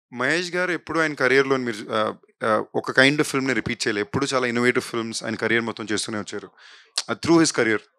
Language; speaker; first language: Telugu; native; Telugu